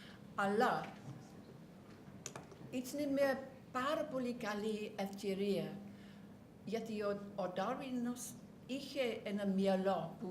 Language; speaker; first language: Greek; non-native, learner; English